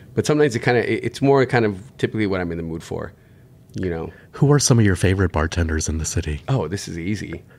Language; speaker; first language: English; native; English